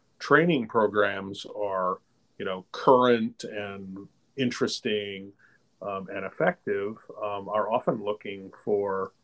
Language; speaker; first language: English; native; English